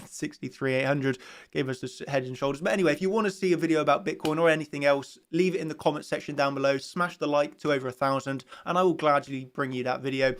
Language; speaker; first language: English; native; English